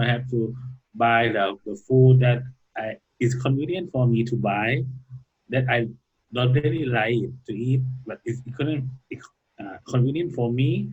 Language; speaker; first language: English; non-native, learner; Thai